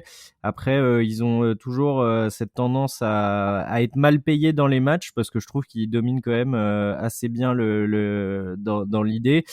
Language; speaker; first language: French; native; French